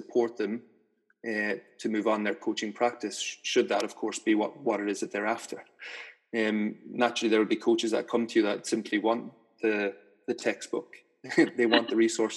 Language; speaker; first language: English; native; English